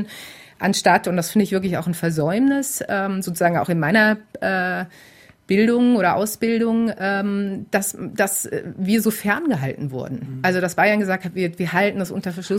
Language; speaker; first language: German; native; German